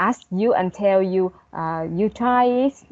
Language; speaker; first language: English; non-native, learner; Vietnamese